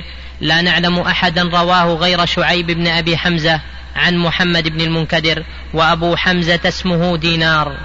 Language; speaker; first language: Arabic; native; Arabic